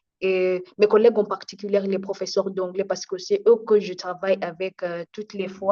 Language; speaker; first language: French; non-native, fluent; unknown